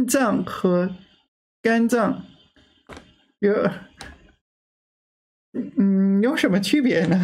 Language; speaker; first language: Chinese; non-native, learner; English